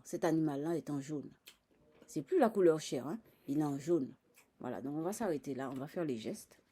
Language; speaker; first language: French; native; French